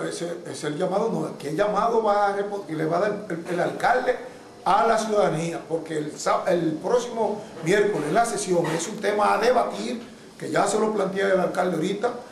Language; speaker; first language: Spanish; native; Spanish